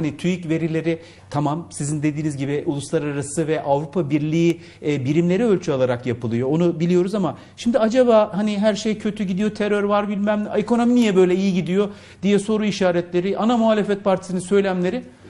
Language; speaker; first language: Turkish; native; Turkish